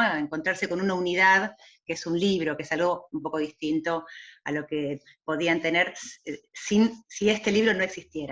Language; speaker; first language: Spanish; native; Spanish